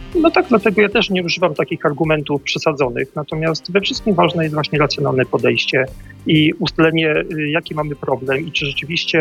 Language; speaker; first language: Polish; native; Polish